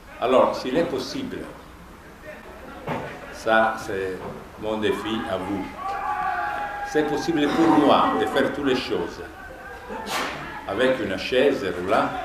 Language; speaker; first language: French; non-native, fluent; Italian